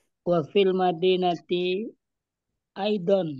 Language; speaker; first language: Arabic; non-native, learner; Indonesian